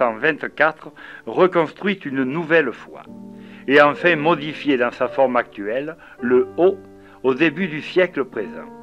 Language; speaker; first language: French; native; French